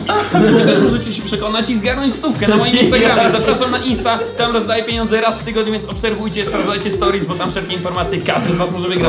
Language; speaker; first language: Polish; native; Polish